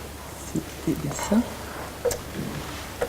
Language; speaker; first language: French; non-native, fluent; Danish